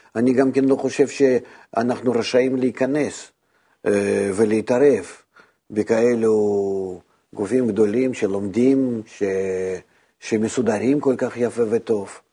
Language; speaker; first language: Hebrew; non-native, fluent; Russian